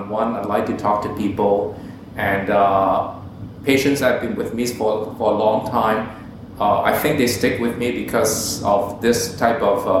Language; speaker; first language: English; non-native, local second language; Cantonese